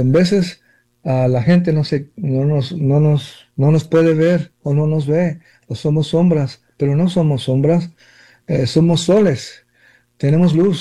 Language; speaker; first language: Spanish; early bilingual, heritage; Spanish